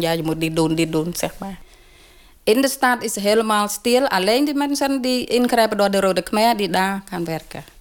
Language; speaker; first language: Dutch; non-native, learner; Khmer